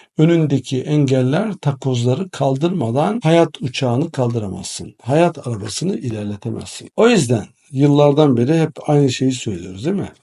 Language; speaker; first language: Turkish; native; Turkish